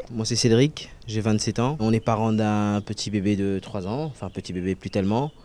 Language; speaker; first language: French; native; French